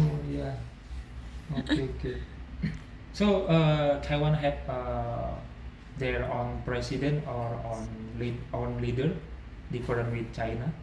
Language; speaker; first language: English; non-native, learner; Indonesian